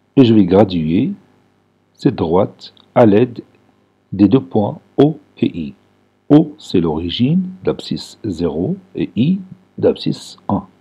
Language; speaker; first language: French; non-native, local second language; Arabic